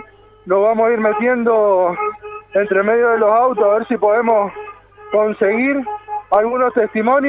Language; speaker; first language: Spanish; native; Spanish